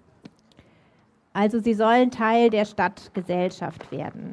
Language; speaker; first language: German; native; German